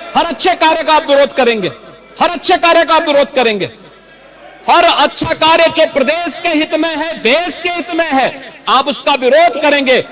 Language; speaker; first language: Hindi; native; Hindi